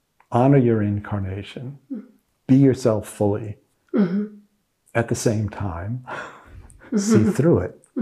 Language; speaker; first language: English; native; English